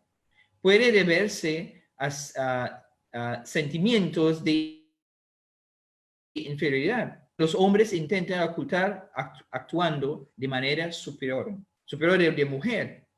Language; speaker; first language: Spanish; non-native, learner; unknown